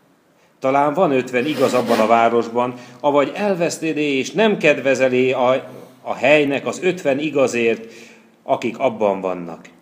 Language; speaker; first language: Hungarian; native; Hungarian